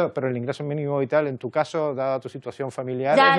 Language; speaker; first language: Spanish; native; Spanish